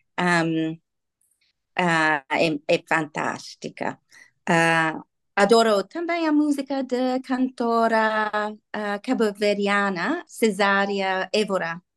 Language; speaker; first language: Portuguese; non-native, learner; English